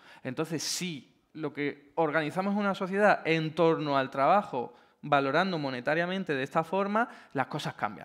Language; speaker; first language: Spanish; native; Spanish